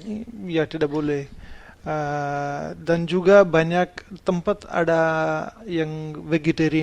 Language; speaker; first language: Indonesian; non-native, fluent; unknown